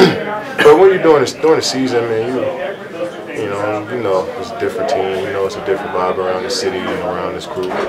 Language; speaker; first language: English; native; English